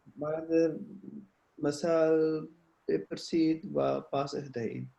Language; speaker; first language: Persian; non-native, learner; Urdu